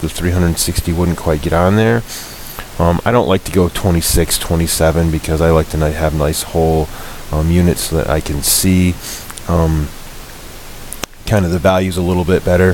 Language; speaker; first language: English; native; English